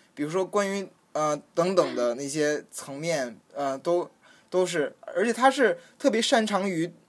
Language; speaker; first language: Chinese; native; Chinese